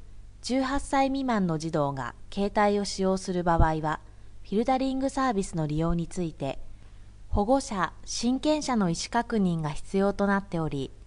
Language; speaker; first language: Japanese; native; Japanese